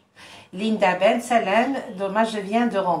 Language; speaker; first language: French; non-native, local second language; Arabic